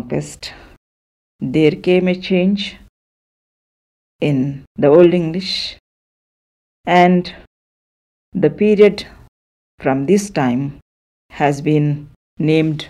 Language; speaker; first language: English; non-native, local second language; Telugu